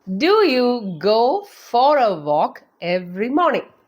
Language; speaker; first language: English; non-native, local second language; Malayalam